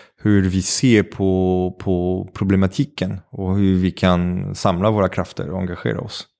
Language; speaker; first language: Swedish; non-native, fluent; French